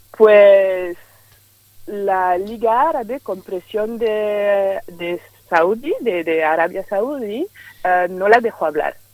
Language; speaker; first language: Spanish; non-native, fluent; French